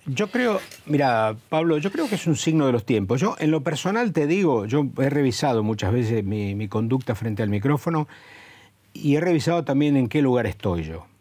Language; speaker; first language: Spanish; native; Spanish